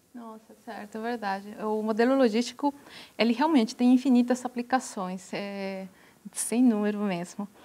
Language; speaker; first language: Portuguese; non-native, fluent; Spanish